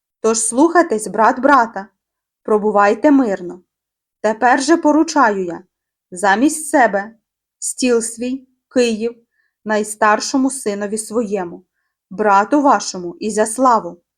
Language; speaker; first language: Ukrainian; native; Ukrainian